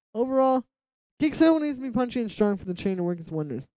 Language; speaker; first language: English; native; English